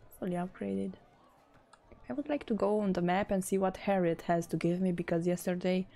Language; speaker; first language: English; non-native, fluent; Romanian